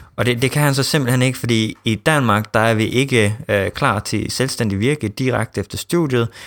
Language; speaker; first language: Danish; early bilingual, heritage; Danish